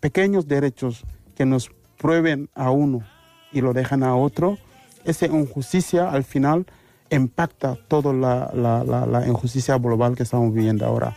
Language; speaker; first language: Spanish; non-native, fluent; Wolof